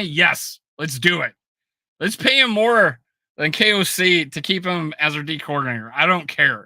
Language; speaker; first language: English; native; English